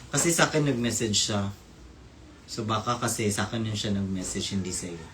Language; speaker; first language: Filipino; non-native, local second language; Cebuano